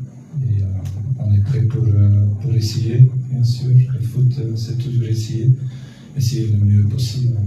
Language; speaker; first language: French; non-native, local second language; Dutch